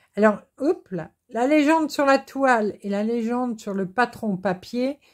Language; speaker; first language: French; native; French